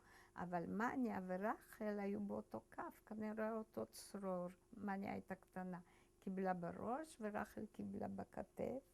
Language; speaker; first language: Hebrew; early bilingual, other home language; Polish